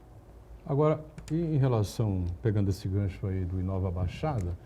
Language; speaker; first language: Portuguese; native; Portuguese